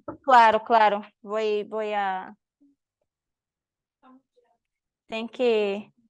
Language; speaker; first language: Spanish; non-native, learner; Portuguese